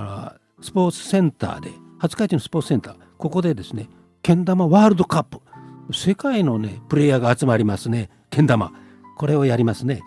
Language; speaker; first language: Japanese; native; Japanese